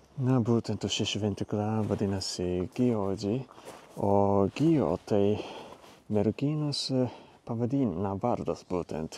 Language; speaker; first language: Lithuanian; non-native, fluent; Japanese